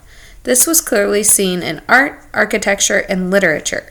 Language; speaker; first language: English; native; English